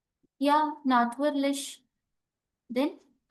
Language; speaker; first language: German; non-native, learner; Hindi